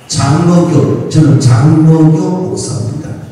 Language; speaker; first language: Korean; native; Korean